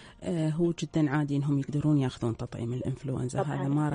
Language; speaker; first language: Arabic; native; Arabic